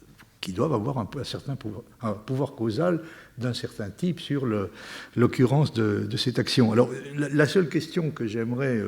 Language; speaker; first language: French; native; French